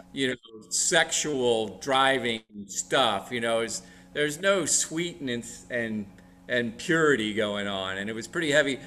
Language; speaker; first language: English; native; English